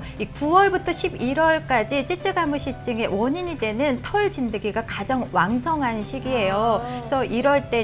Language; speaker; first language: Korean; native; Korean